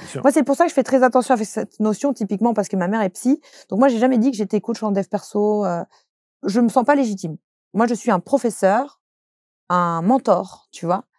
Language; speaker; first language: French; native; French